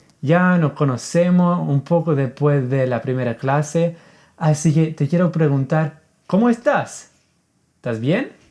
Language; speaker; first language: Spanish; non-native, fluent; English